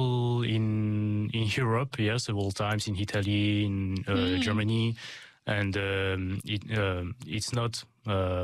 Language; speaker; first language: English; non-native, learner; French